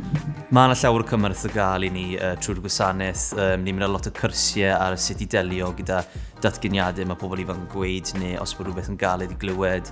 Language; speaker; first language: Welsh; native; Welsh